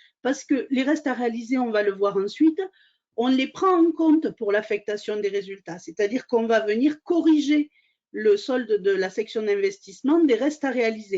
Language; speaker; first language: French; native; French